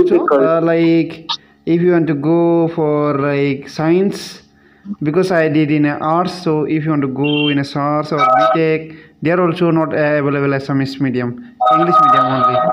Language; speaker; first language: English; non-native, local second language; Assamese